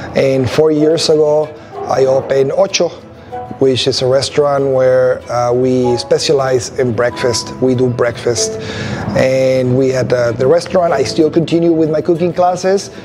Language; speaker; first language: English; non-native, fluent; Spanish